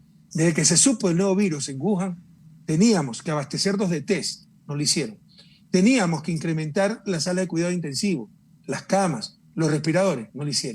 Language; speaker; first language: Spanish; native; Spanish